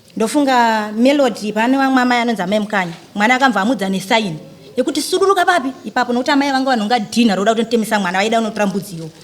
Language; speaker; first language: Shona; native; Shona